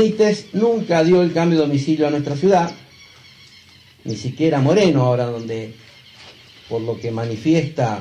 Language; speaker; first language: Spanish; native; Spanish